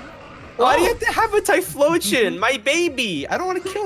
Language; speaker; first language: English; native; English